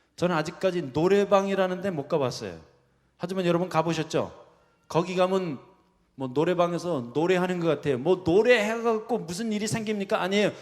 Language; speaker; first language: Korean; early bilingual, heritage; Korean